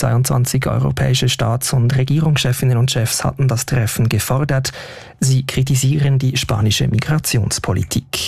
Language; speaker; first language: German; native; German